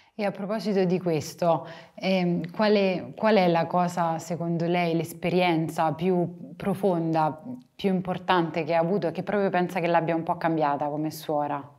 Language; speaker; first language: Italian; native; Italian